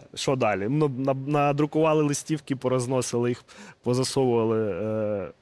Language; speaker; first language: Ukrainian; non-native, local second language; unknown